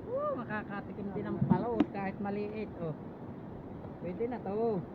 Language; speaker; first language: Filipino; native; Filipino